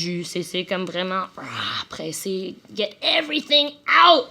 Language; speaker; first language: French; native; French